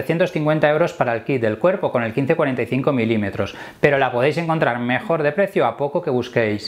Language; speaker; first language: Spanish; native; Spanish